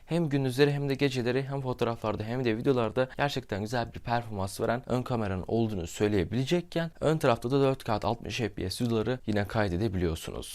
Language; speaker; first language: Turkish; native; Turkish